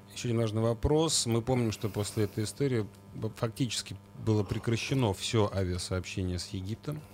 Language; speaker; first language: Russian; native; Russian